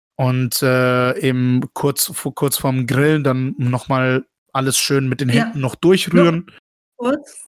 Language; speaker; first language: German; early bilingual, other home language; Russian